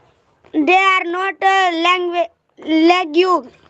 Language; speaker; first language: English; non-native, learner; Hindi